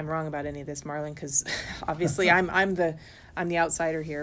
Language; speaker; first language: English; native; English